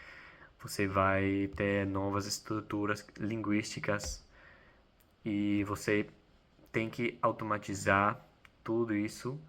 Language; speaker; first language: Portuguese; non-native, fluent; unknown